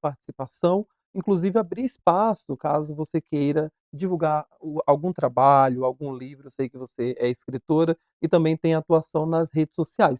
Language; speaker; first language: Portuguese; native; Portuguese